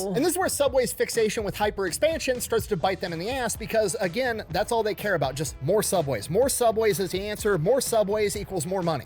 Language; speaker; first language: English; native; English